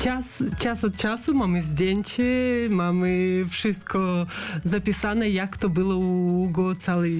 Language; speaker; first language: Polish; non-native, learner; Russian